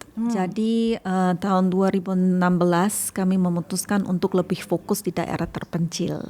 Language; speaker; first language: Indonesian; non-native, fluent; German